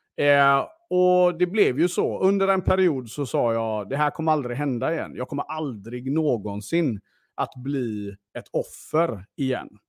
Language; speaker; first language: Swedish; early bilingual, other home language; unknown